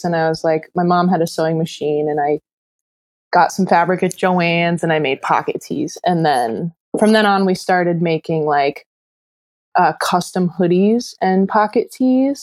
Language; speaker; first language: English; native; English